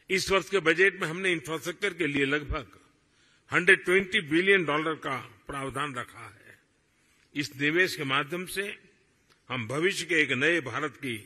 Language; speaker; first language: Hindi; non-native, local second language; Gujarati